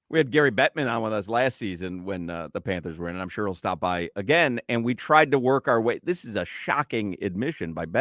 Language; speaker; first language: English; native; English